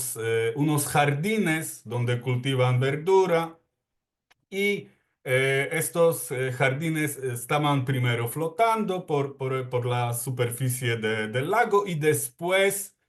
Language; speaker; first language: Spanish; non-native, fluent; Polish